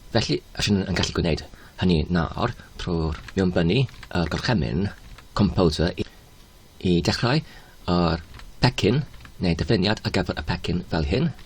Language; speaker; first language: Welsh; non-native, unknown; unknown